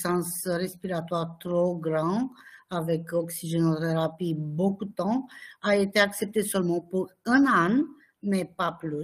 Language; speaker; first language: French; non-native, fluent; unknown